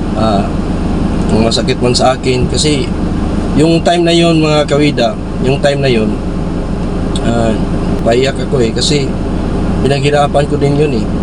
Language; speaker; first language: Filipino; non-native, local second language; Cebuano